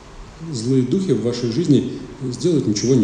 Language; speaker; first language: Russian; native; Russian